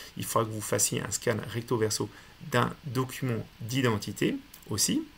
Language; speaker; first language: French; native; French